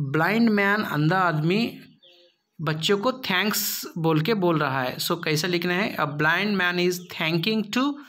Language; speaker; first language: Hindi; non-native, local second language; Kannada